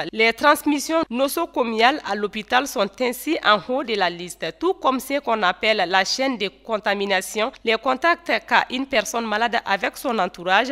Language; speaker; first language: French; non-native, local second language; Bambara